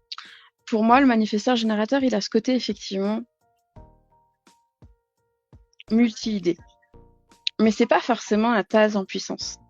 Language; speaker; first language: French; native; French